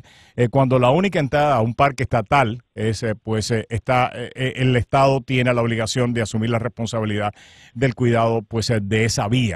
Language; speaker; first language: Spanish; native; Spanish